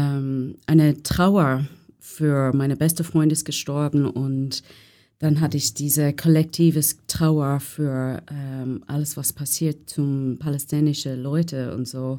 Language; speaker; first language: German; non-native, learner; English